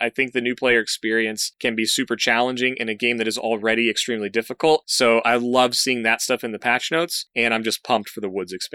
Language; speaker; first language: English; native; English